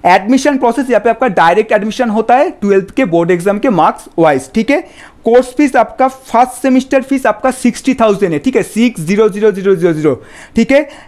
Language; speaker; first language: Hindi; non-native, local second language; Bangla